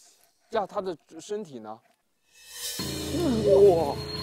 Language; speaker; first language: Chinese; native; Chinese